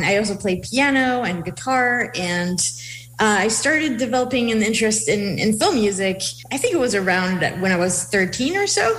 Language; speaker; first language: English; non-native, fluent; Hebrew